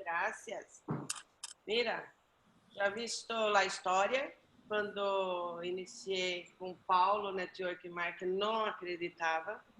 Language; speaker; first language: Portuguese; non-native, learner; Spanish